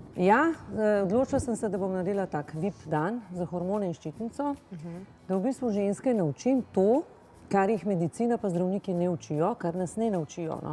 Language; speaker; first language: Slovenian; native; Slovenian